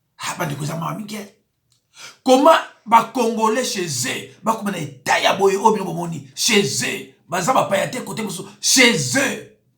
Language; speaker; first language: Lingala; non-native, local second language; Kongo